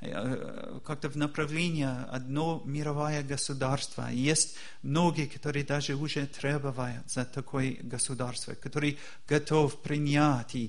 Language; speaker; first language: Russian; non-native, fluent; English